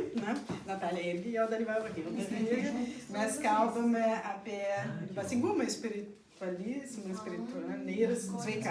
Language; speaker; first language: Lithuanian; non-native, learner; Portuguese